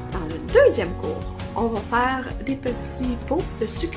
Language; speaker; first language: French; native; French